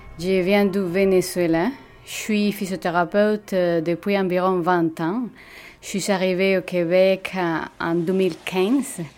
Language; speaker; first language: French; non-native, fluent; Spanish